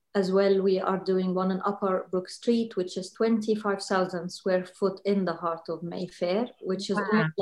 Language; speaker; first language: English; non-native, fluent; Arabic